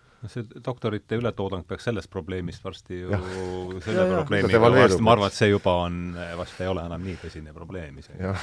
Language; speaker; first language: Estonian; native; Estonian